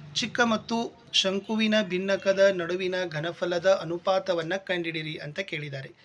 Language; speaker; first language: Kannada; native; Kannada